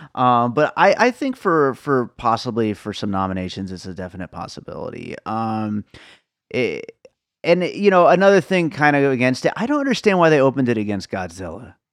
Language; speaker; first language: English; native; English